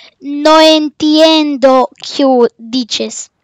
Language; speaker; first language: Spanish; non-native, learner; Romanian